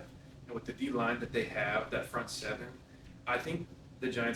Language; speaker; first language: English; native; English